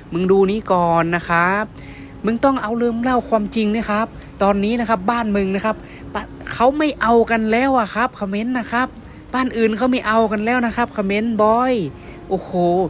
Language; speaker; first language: Thai; non-native, local second language; Lao